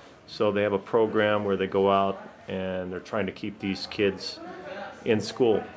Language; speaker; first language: English; native; English